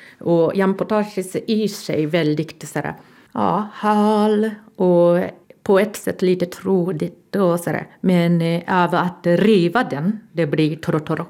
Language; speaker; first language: Swedish; non-native, fluent; Japanese